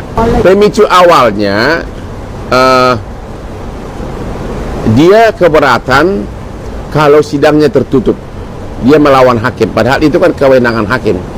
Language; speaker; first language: Indonesian; native; Indonesian